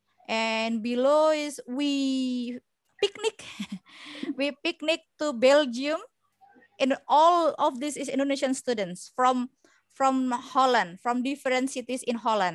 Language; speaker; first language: English; non-native, learner; Indonesian